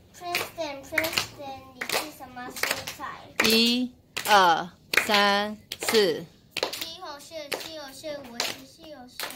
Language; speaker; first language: Chinese; non-native, learner; English